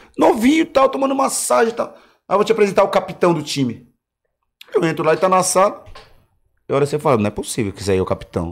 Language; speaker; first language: Portuguese; native; Portuguese